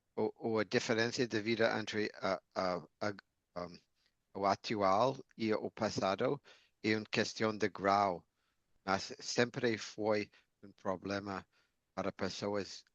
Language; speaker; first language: Portuguese; non-native, learner; English